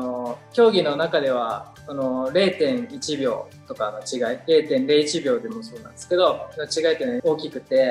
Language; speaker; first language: Japanese; native; Japanese